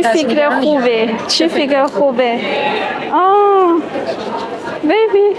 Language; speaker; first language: Persian; non-native, learner; Chinese